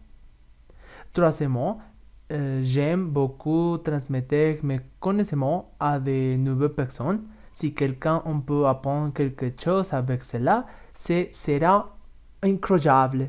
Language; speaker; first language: French; non-native, learner; Spanish